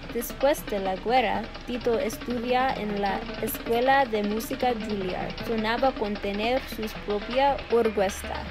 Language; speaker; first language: Spanish; non-native, learner; English